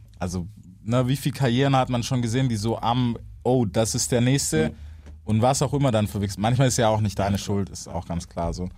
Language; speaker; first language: German; native; German